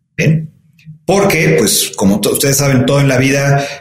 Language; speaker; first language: Spanish; native; Spanish